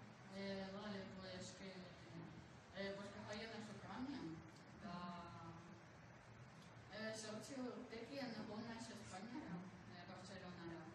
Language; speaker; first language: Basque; non-native, learner; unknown